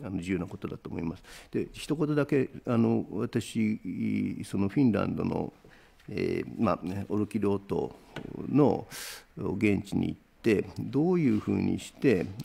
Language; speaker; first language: Japanese; native; Japanese